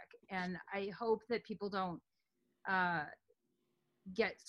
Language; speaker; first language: English; native; English